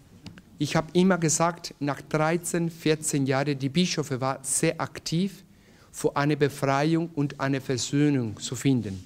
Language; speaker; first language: German; non-native, learner; Spanish